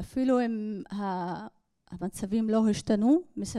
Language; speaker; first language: Hebrew; non-native, local second language; Arabic